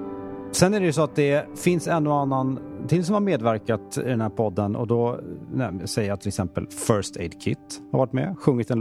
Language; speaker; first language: Swedish; native; Swedish